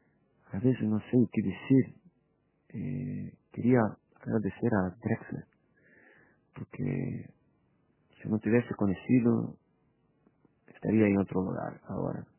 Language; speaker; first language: Spanish; non-native, fluent; Portuguese